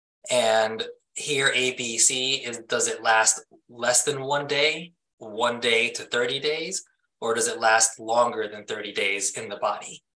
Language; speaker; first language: English; native; English